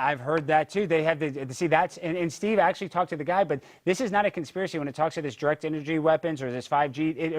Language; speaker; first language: English; native; English